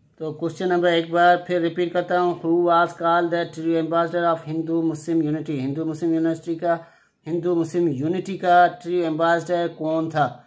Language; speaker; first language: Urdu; non-native, local second language; Sindhi